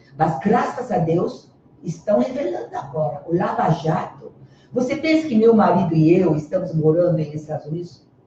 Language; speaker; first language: Portuguese; early bilingual, other home language; Korean